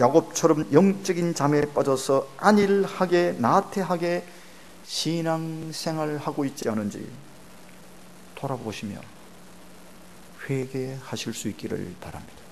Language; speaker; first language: Korean; native; Korean